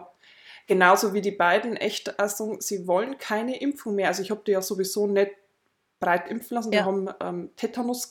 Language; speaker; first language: German; native; German